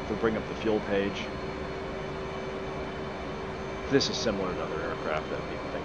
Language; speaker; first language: English; native; English